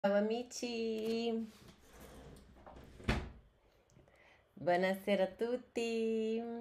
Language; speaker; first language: Italian; non-native, fluent; Portuguese